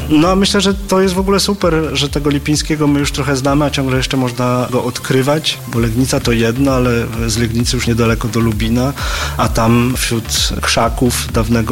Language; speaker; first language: Polish; native; Polish